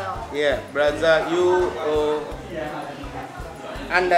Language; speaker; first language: English; non-native, learner; Indonesian